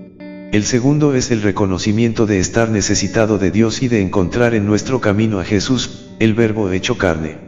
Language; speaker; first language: Spanish; native; Spanish